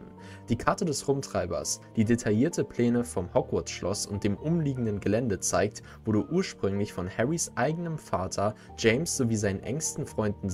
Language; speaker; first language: German; native; German